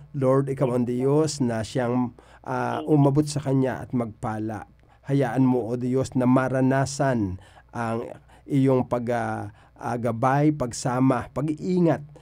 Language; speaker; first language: Filipino; native; Filipino